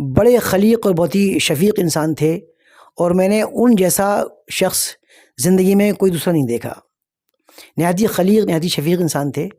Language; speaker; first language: Urdu; native; Urdu